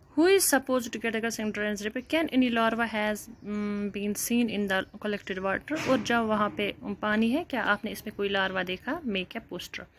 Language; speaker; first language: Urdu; non-native, local second language; Kashmiri